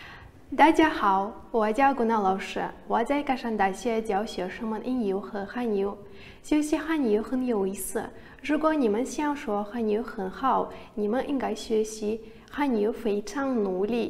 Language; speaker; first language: Chinese; non-native, learner; Russian